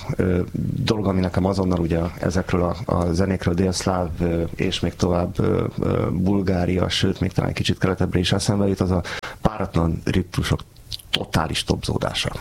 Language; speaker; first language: Hungarian; native; Hungarian